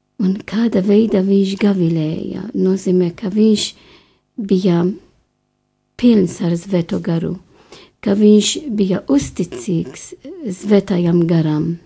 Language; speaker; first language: Latvian; non-native, fluent; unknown